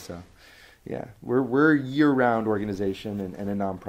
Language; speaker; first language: English; native; English